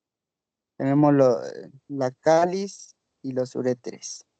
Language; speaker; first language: Spanish; native; Spanish